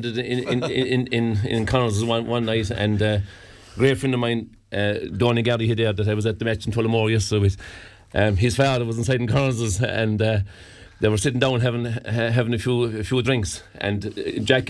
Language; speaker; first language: English; native; English